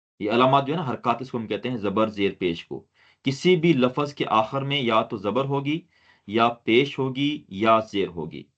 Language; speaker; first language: Urdu; non-native, local second language; Sindhi